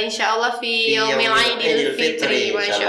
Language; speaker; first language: Arabic; non-native, learner; Indonesian